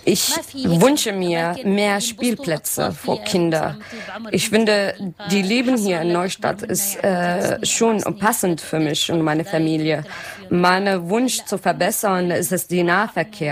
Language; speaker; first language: German; non-native, learner; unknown